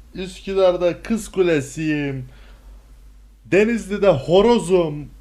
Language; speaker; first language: Turkish; native; Turkish